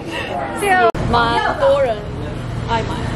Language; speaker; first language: Chinese; native; Chinese